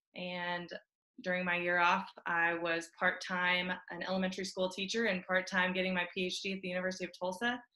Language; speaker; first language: English; native; English